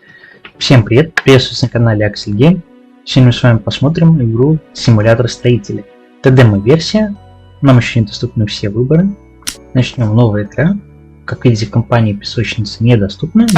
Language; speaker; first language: Russian; native; Russian